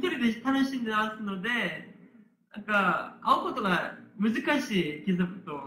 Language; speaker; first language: Japanese; non-native, learner; Korean